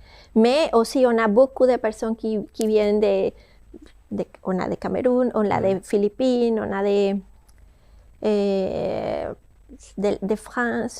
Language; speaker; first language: French; non-native, fluent; Spanish